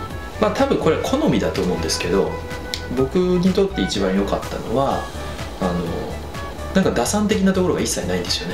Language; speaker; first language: Japanese; native; Japanese